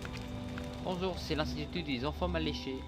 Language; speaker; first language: French; native; French